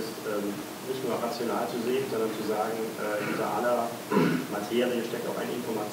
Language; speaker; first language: German; native; German